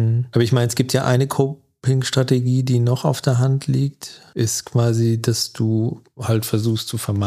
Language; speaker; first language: German; native; German